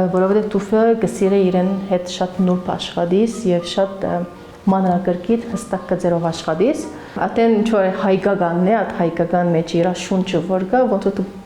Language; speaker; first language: Armenian; early bilingual, heritage; Armenian